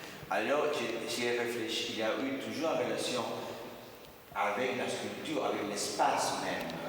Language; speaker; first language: French; non-native, fluent; Spanish